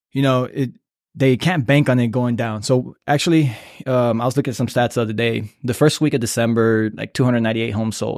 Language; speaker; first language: English; native; English